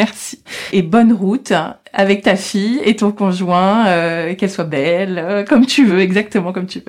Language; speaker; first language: French; native; French